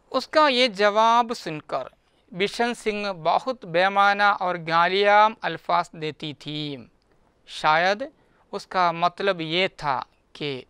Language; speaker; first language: Hindi; non-native, local second language; Malayalam